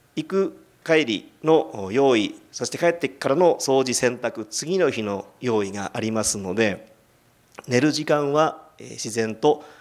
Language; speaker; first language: Japanese; native; Japanese